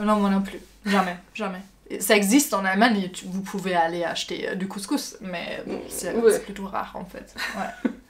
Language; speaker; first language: French; non-native, fluent; German